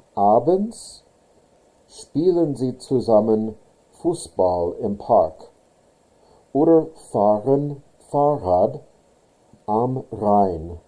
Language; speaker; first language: German; non-native, fluent; English